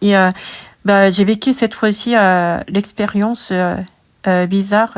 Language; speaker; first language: French; non-native, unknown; Japanese